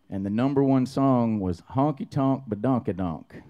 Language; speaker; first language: English; native; English